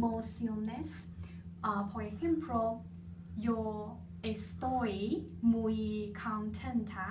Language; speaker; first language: Spanish; non-native, learner; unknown